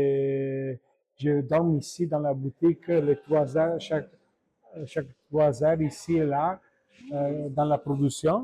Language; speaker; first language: French; non-native, learner; Italian